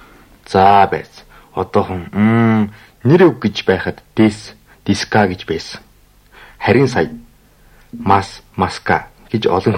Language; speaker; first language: Mongolian; native; Mongolian